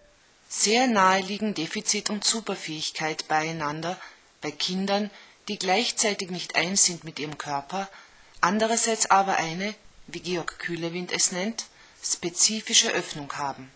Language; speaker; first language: German; native; German